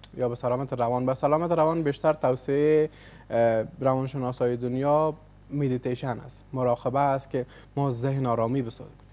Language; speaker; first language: Persian; native; Persian